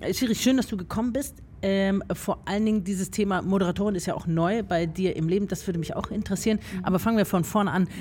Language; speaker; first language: German; native; German